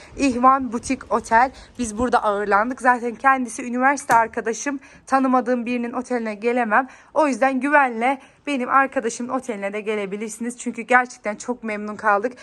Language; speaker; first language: Turkish; native; Turkish